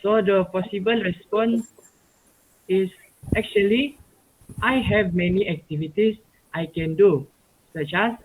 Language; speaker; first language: English; non-native, local second language; Malay